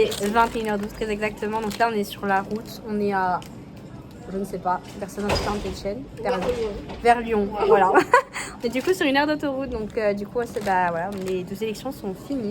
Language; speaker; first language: French; native; French